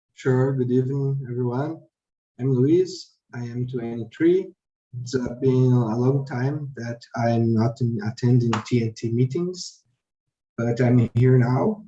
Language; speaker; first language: English; non-native, learner; Portuguese